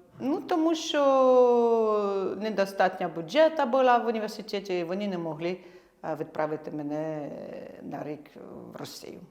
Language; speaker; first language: Ukrainian; non-native, fluent; French